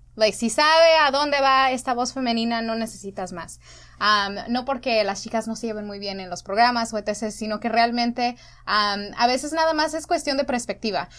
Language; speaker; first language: Spanish; early bilingual, other home language; English